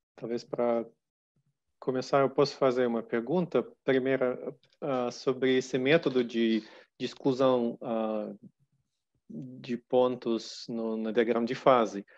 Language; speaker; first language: Portuguese; non-native, fluent; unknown